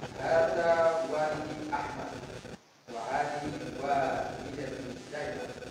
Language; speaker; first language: Arabic; non-native, learner; Indonesian